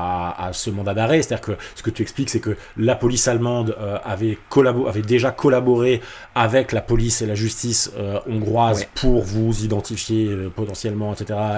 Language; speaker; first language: French; native; French